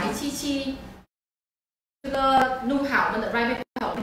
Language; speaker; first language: Chinese; non-native, fluent; Vietnamese